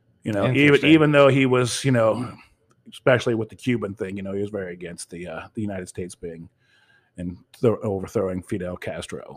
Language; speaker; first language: English; native; English